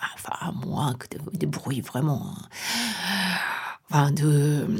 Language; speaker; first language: French; non-native, fluent; Japanese